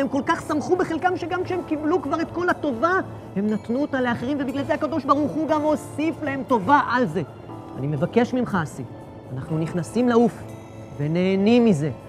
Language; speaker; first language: Hebrew; native; Hebrew